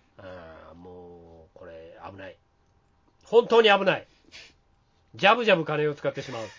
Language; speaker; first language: Japanese; native; Japanese